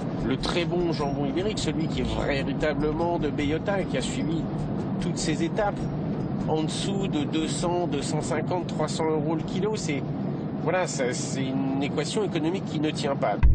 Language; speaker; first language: French; native; French